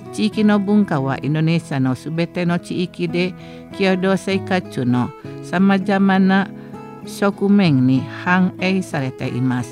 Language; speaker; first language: Japanese; non-native, fluent; Indonesian